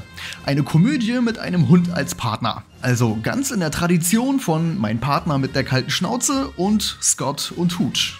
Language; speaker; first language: German; native; German